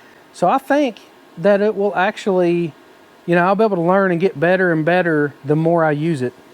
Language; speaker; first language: English; native; English